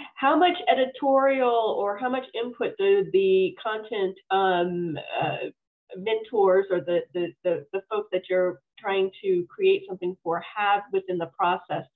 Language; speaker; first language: English; native; English